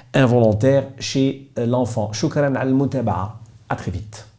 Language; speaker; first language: French; non-native, local second language; Arabic